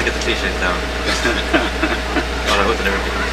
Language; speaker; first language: English; native; English